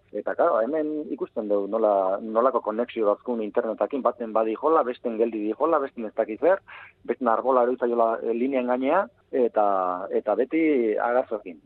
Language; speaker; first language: Basque; native; Basque